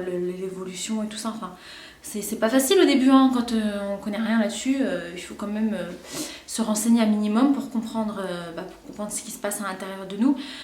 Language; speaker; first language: French; native; French